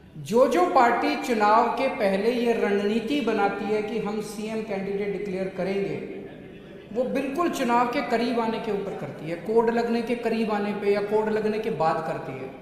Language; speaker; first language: Hindi; native; Hindi